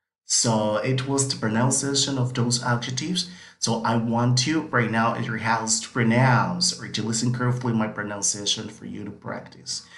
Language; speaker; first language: English; non-native, fluent; Spanish